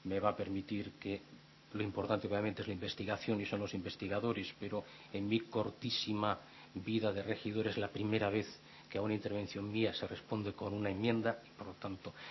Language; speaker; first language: Spanish; non-native, local second language; Galician